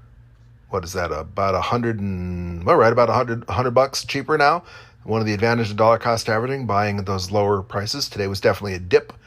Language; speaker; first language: English; native; English